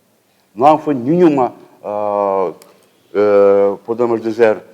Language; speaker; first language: Portuguese; non-native, fluent; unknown